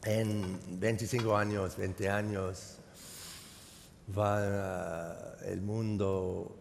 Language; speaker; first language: Spanish; non-native, fluent; English